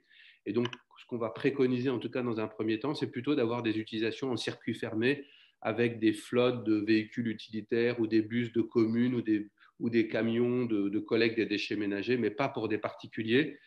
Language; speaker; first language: French; native; French